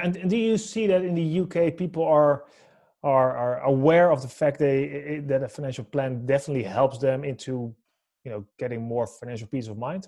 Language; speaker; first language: English; non-native, fluent; Dutch